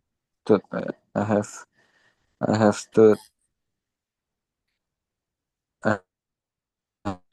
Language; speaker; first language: English; non-native, learner; Indonesian